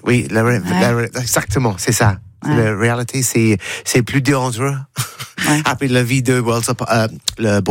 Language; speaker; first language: French; non-native, learner; English